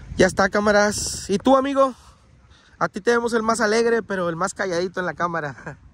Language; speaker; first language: Spanish; native; Spanish